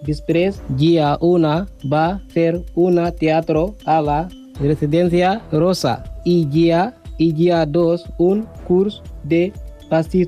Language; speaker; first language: Catalan; non-native, learner; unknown